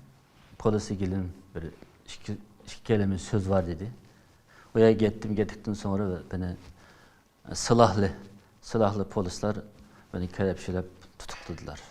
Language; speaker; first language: Turkish; non-native, learner; Uyghur